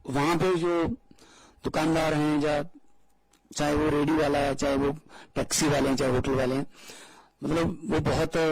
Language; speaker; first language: Hindi; non-native, local second language; Punjabi